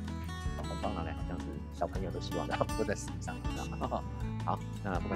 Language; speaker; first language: Chinese; native; Chinese